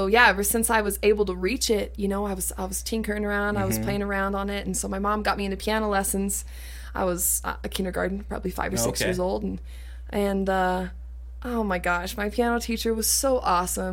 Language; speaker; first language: English; native; English